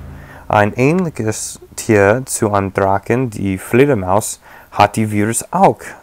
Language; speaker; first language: German; non-native, learner; English